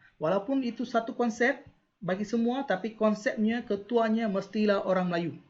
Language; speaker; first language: Malay; non-native, local second language; Tamil